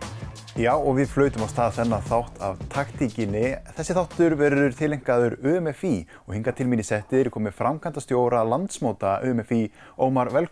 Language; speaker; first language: Icelandic; native; Icelandic